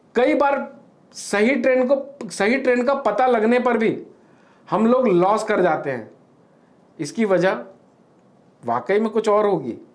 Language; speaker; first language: Hindi; native; Hindi